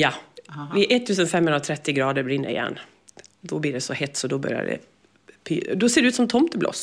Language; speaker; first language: Swedish; native; Swedish